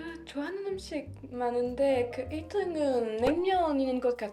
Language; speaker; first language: Korean; non-native, learner; French